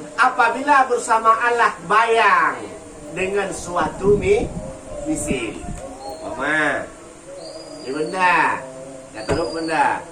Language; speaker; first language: Malay; native; Malay